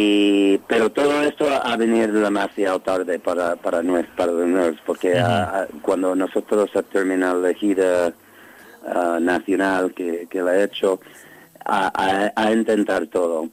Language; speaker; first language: Spanish; non-native, learner; English